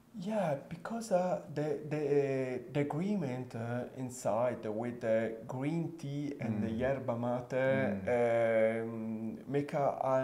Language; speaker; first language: English; non-native, fluent; Italian